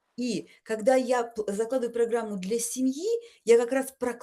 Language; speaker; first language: Russian; native; Russian